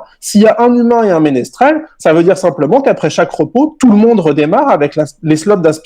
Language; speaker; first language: French; native; French